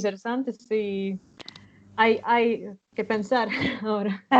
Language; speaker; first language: Spanish; non-native, fluent; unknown